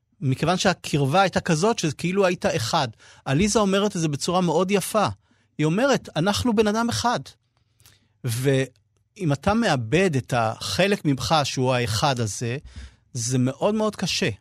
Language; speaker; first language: Hebrew; native; Hebrew